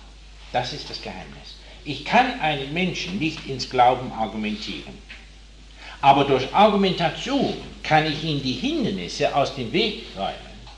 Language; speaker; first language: German; non-native, fluent; English